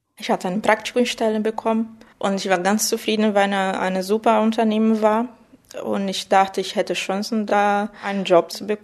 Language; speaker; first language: German; non-native, fluent; Portuguese